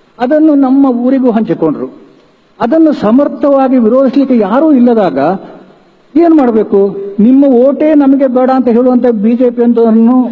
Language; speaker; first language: Kannada; non-native, local second language; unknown